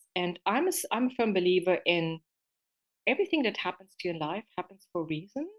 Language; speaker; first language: English; non-native, fluent; German